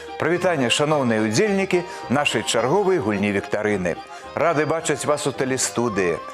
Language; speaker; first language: Belarusian; native; Belarusian